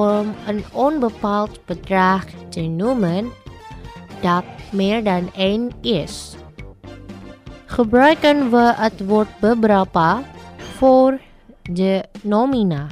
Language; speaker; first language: Dutch; non-native, local second language; Indonesian